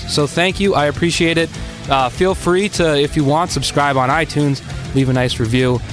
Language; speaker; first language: English; native; English